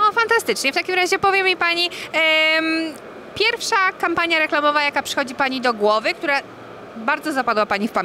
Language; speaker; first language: Polish; native; Polish